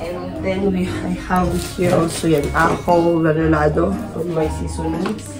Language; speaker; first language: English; non-native, local second language; Filipino